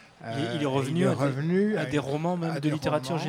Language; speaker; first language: French; native; French